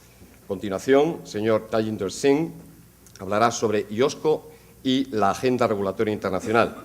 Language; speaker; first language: Spanish; native; Spanish